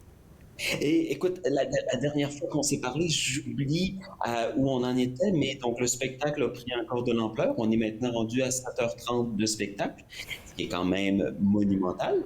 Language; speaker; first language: French; native; French